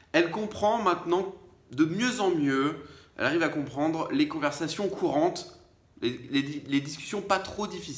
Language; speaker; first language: French; native; French